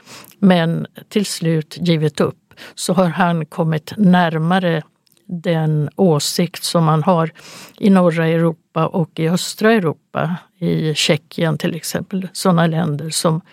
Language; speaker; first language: Swedish; native; Swedish